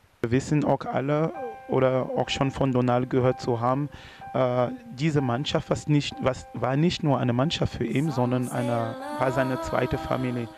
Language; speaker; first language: German; non-native, fluent; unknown